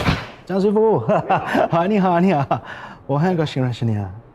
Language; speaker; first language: Chinese; non-native, learner; Italian